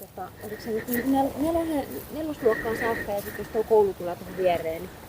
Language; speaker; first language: Finnish; native; Finnish